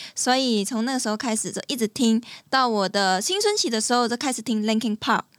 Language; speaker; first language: Chinese; non-native, local second language; Cantonese